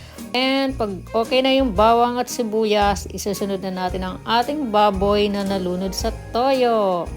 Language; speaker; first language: Filipino; native; Filipino